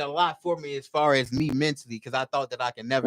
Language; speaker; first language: English; native; English